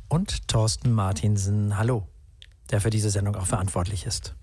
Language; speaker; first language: German; native; German